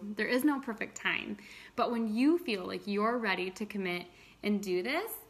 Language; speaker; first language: English; native; English